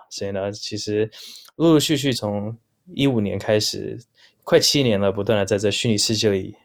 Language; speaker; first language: Chinese; early bilingual, heritage; Chinese